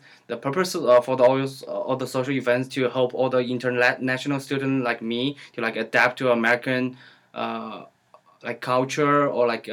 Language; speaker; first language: English; non-native, learner; Chinese